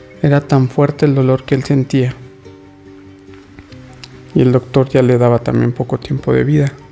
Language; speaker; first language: Spanish; native; Spanish